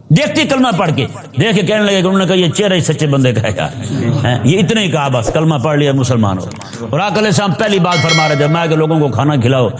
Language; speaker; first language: Urdu; non-native, local second language; Punjabi